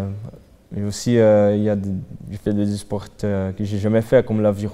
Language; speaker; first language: French; non-native, fluent; Portuguese